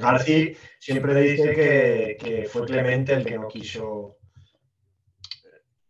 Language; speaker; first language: Spanish; native; Spanish